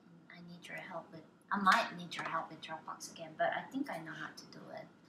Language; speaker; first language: English; non-native, fluent; Korean